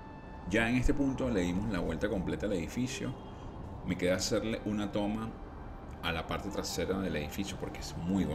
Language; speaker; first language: Spanish; native; Spanish